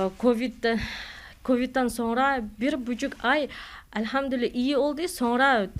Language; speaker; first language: Turkish; non-native, learner; Kazakh